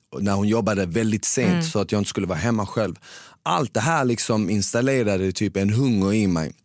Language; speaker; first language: Swedish; early bilingual, other home language; Bosnian